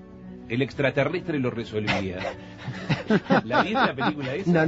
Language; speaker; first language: Spanish; native; Spanish